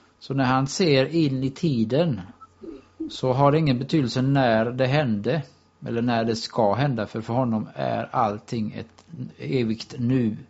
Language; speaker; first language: Swedish; native; Swedish